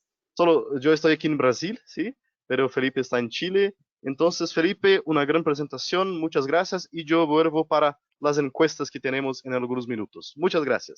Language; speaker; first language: Spanish; non-native, local second language; Portuguese